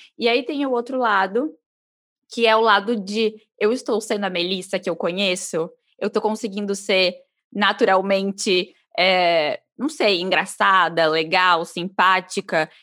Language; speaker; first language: Portuguese; native; Portuguese